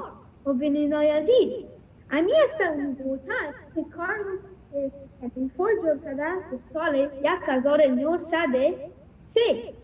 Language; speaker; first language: Persian; early bilingual, heritage; Persian